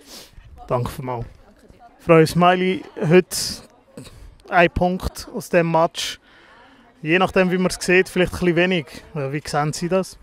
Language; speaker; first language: German; native; German